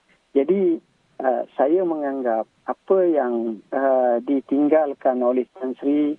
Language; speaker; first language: Malay; native; Malay